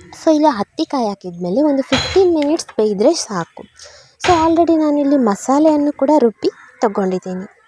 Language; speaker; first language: Kannada; non-native, local second language; Tulu